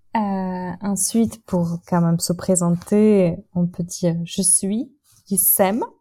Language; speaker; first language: French; non-native, fluent; Czech